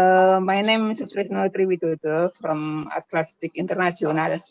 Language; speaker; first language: English; non-native, learner; Indonesian